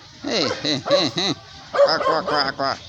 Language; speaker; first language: English; non-native, learner; Norwegian